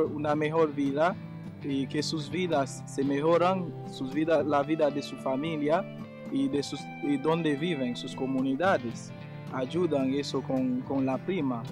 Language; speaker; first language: Spanish; non-native, fluent; Haitian Creole